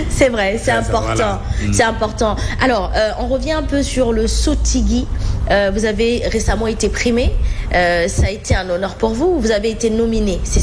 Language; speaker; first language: French; non-native, local second language; Wolof